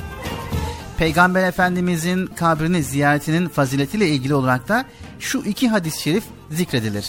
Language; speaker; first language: Turkish; native; Turkish